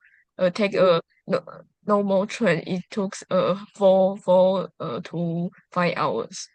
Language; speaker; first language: English; non-native, learner; Chinese